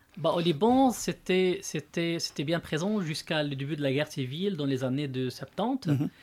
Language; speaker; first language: French; non-native, local second language; Arabic